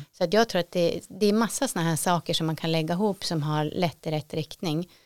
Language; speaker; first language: Swedish; native; Swedish